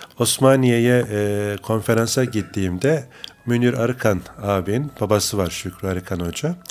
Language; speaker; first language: Turkish; native; Turkish